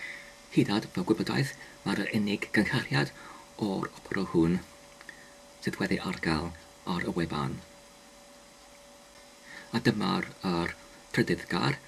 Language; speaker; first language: Welsh; non-native, learner; English